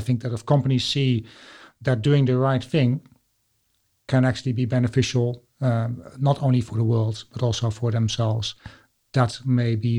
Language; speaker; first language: English; non-native, fluent; Dutch